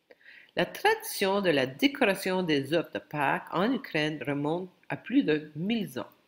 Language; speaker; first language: French; non-native, local second language; Ukrainian